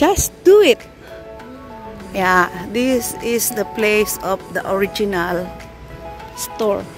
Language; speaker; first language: English; non-native, local second language; Filipino